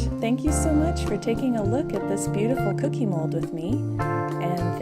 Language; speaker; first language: English; native; English